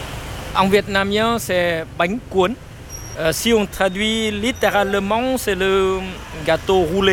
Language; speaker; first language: French; non-native, fluent; Vietnamese